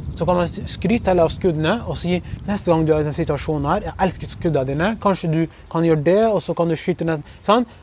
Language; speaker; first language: Norwegian; early bilingual, other home language; Kurdish